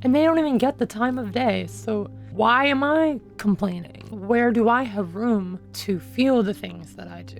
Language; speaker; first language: English; native; English